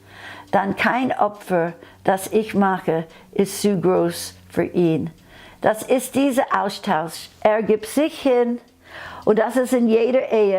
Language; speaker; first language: German; non-native, fluent; English